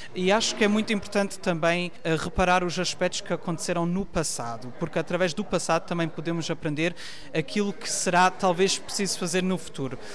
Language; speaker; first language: Portuguese; early bilingual, heritage; Portuguese